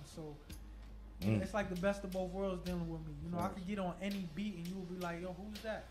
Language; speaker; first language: English; native; English